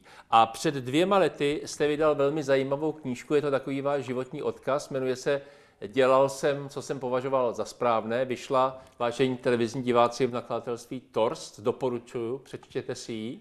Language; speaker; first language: Czech; native; Czech